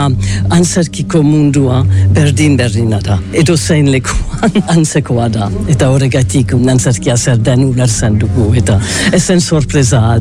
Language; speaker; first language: Basque; non-native, learner; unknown